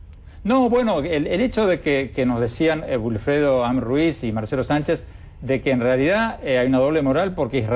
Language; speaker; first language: Spanish; native; Spanish